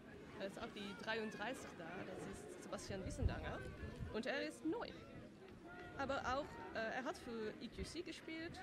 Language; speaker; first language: German; non-native, learner; Dutch